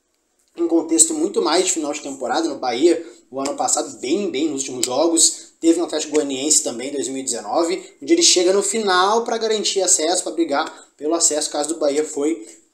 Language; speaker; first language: Portuguese; native; Portuguese